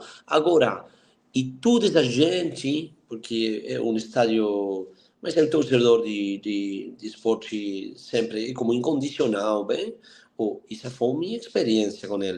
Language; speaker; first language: Portuguese; non-native, fluent; Spanish